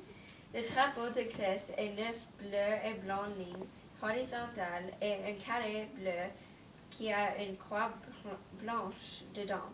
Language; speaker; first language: French; non-native, learner; English